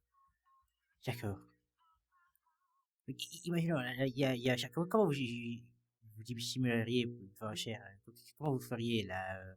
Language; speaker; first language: French; native; French